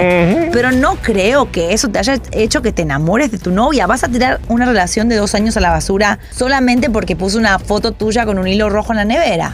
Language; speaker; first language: Spanish; native; Spanish